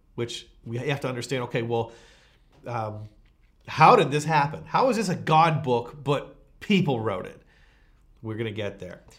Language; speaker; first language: English; native; English